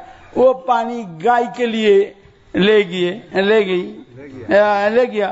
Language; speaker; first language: Hindi; non-native, learner; Bangla